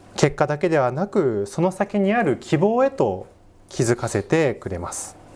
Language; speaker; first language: Japanese; native; Japanese